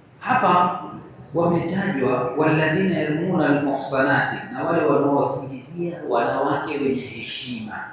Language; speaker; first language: Swahili; native; Swahili